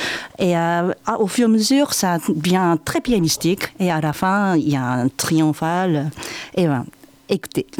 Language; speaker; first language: French; non-native, fluent; Japanese